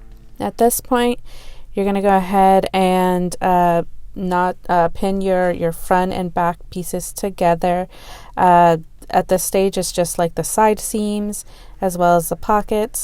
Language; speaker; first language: English; native; English